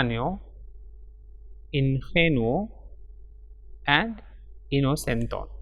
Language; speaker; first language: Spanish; non-native, fluent; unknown